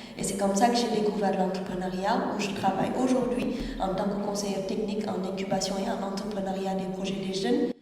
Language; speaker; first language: French; non-native, local second language; Wolof